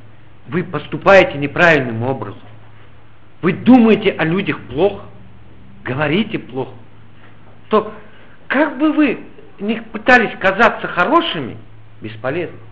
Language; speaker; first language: Russian; native; Russian